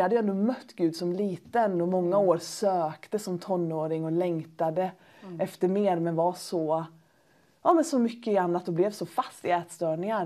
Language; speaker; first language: Swedish; native; Swedish